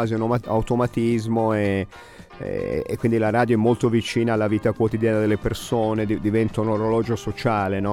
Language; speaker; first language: Italian; native; Italian